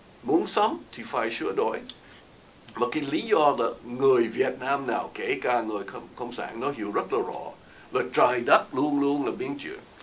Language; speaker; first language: Vietnamese; non-native, fluent; English